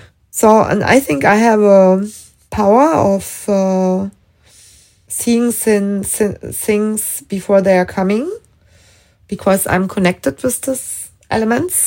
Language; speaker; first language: English; non-native, fluent; German